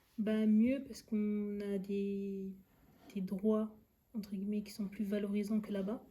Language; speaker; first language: French; early bilingual, other home language; Lingala